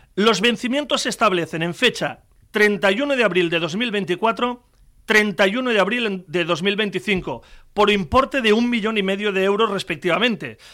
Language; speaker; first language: Spanish; non-native, local second language; Catalan